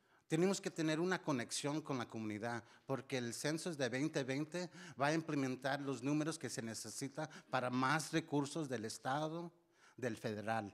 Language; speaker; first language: Spanish; early bilingual, heritage; Spanish